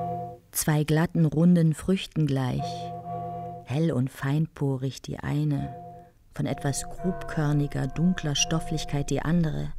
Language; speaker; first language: German; native; German